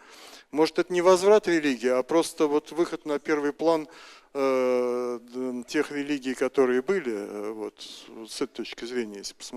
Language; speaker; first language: Russian; native; Russian